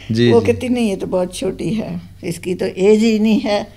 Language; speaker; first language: Hindi; non-native, local second language; Punjabi